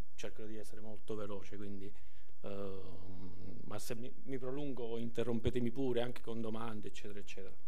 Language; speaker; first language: Italian; native; Italian